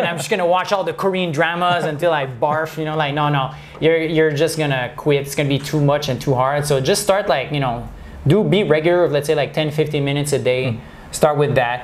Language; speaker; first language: English; native; English